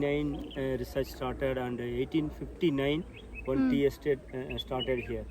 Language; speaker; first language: English; non-native, learner; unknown